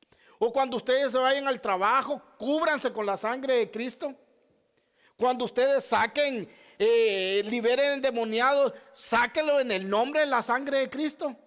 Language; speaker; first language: Spanish; native; Spanish